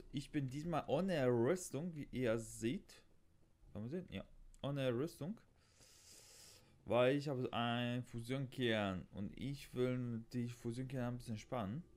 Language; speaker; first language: German; non-native, learner; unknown